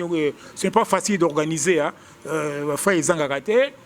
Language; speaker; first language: French; non-native, local second language; Lingala